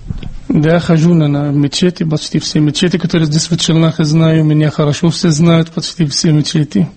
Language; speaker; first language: Russian; non-native, fluent; Arabic